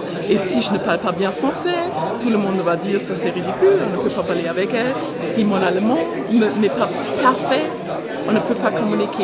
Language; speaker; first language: French; non-native, fluent; German